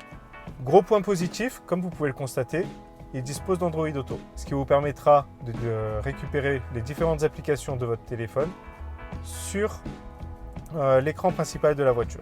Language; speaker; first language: French; native; French